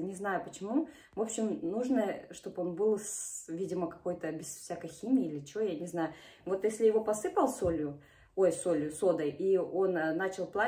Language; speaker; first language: Russian; native; Russian